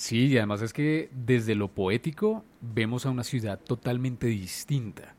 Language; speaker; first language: Spanish; native; Spanish